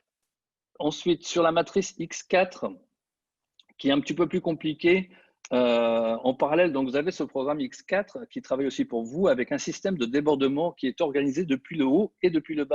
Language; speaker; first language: French; native; French